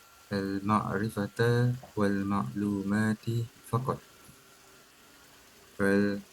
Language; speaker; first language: Arabic; non-native, learner; Malay